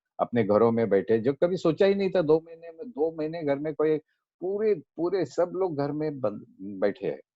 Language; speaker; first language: Hindi; non-native, local second language; Marathi